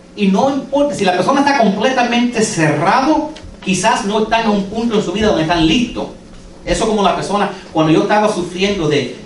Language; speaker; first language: Spanish; non-native, fluent; English